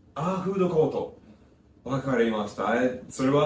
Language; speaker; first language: Japanese; non-native, learner; English